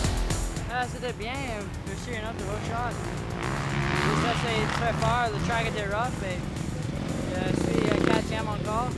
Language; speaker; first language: French; non-native, learner; English